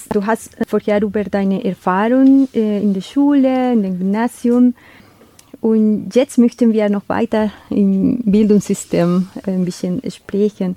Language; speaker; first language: German; non-native, fluent; Spanish